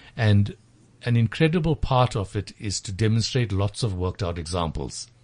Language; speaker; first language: English; native; English